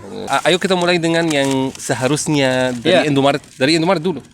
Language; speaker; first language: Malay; non-native, learner; Arabic